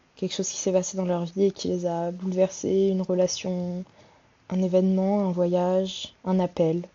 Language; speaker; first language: French; native; French